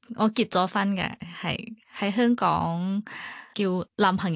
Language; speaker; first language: Cantonese; non-native, learner; Thai